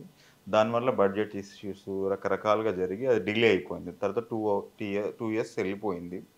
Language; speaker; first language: Telugu; native; Telugu